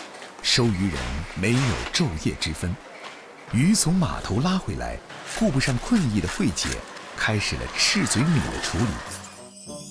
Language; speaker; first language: Chinese; native; Chinese